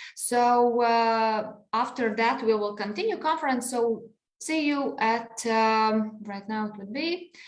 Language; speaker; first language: English; non-native, fluent; Latvian